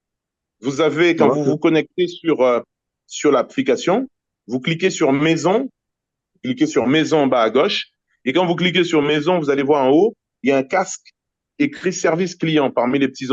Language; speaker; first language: French; native; French